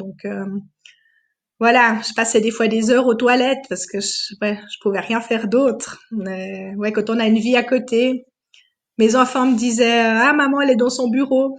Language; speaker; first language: French; native; French